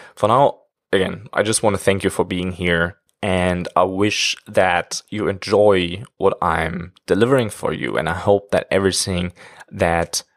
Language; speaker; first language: English; non-native, fluent; German